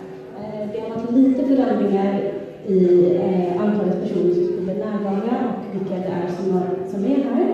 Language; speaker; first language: Swedish; early bilingual, other home language; Somali